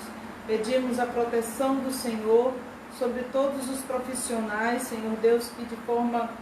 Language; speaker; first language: Portuguese; native; Portuguese